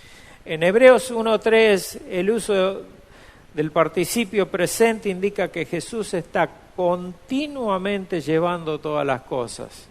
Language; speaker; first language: Spanish; native; Spanish